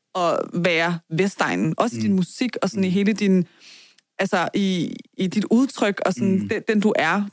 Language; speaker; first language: Danish; early bilingual, other home language; Persian